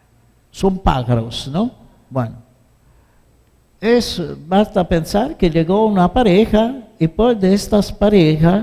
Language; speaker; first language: Spanish; non-native, fluent; Italian